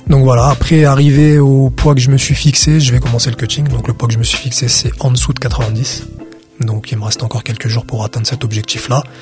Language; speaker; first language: French; early bilingual, other home language; Arabic